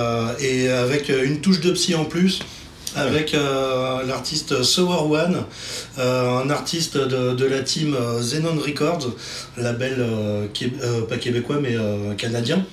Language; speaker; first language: French; native; French